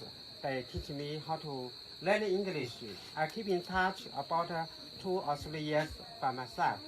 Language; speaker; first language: English; non-native, learner; Chinese